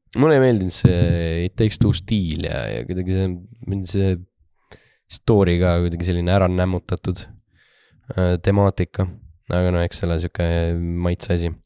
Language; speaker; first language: Estonian; native; Estonian